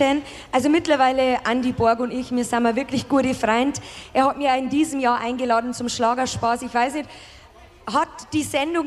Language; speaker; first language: German; native; German